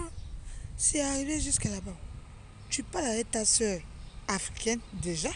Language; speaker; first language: French; non-native, local second language; Fang